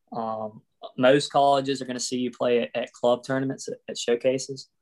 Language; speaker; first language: English; native; English